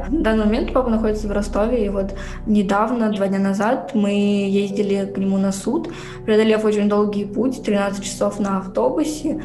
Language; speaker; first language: Russian; native; Russian